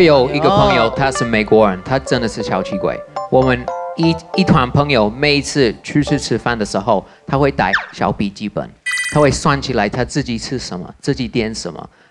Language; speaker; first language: Chinese; non-native, fluent; English